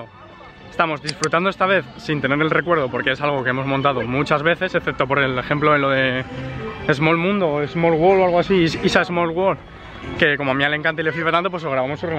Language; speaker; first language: Spanish; native; Spanish